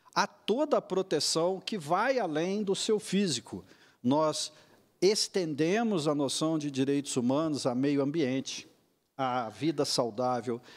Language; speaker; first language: Portuguese; native; Portuguese